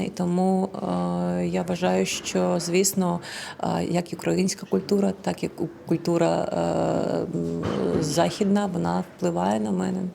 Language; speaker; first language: Ukrainian; non-native, local second language; Russian